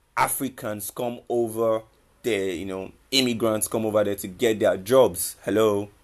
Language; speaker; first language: English; non-native, local second language; Yoruba